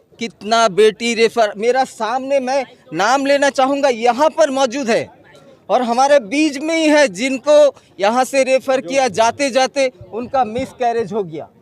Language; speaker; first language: Hindi; non-native, local second language; Bangla